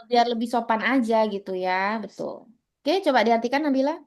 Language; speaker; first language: Indonesian; native; Indonesian